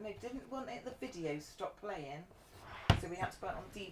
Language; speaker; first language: English; native; English